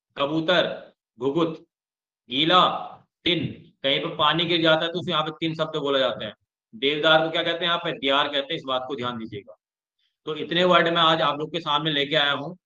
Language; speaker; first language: Hindi; native; Hindi